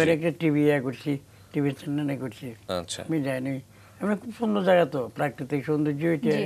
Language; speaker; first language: Bangla; native; Bangla